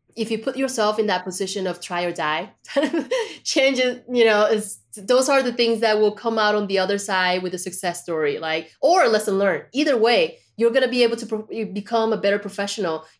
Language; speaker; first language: English; non-native, fluent; Spanish